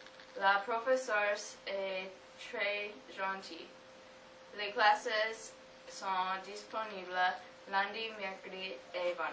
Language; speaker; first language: French; non-native, learner; English